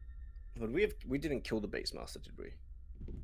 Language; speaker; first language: English; native; English